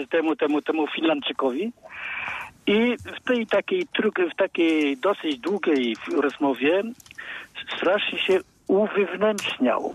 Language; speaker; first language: Polish; non-native, fluent; Finnish